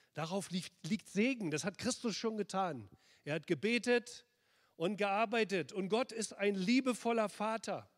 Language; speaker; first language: German; native; German